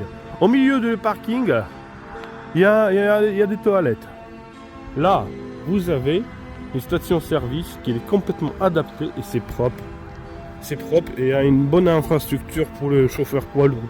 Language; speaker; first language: French; non-native, fluent; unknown